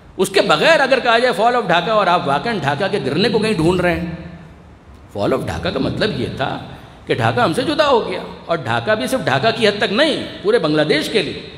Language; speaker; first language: Urdu; non-native, local second language; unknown